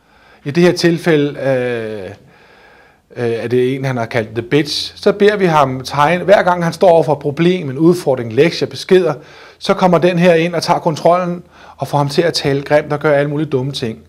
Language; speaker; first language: Danish; native; Danish